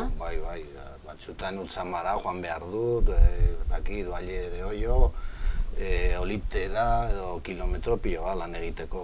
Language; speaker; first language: Basque; non-native, local second language; Spanish